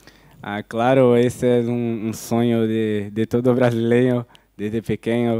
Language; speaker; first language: Spanish; non-native, fluent; Portuguese